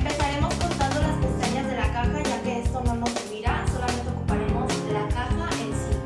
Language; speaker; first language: Spanish; native; Spanish